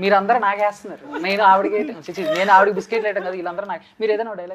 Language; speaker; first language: Telugu; native; Telugu